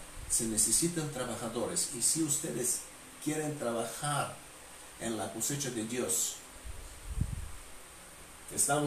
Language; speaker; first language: Spanish; non-native, fluent; Bulgarian